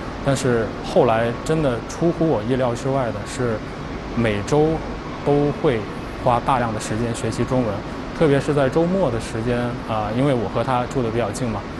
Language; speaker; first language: Chinese; native; Chinese